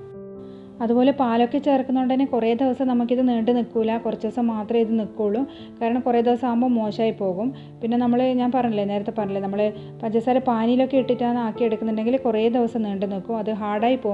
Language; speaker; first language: Malayalam; native; Malayalam